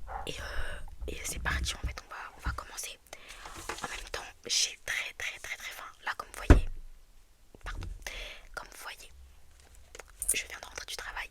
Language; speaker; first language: French; native; French